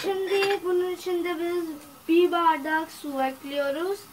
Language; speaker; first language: Turkish; non-native, learner; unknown